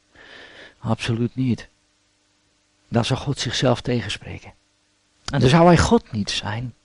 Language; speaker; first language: Dutch; native; Dutch